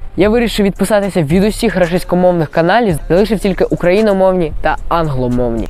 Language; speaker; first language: Ukrainian; non-native, local second language; Russian